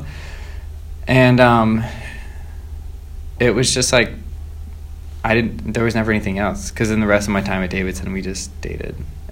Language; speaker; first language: English; native; English